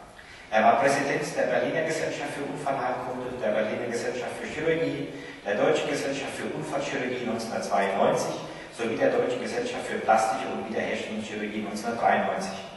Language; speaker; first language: German; native; German